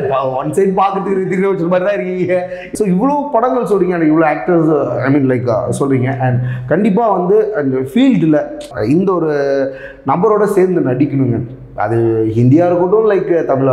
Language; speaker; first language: Tamil; native; Tamil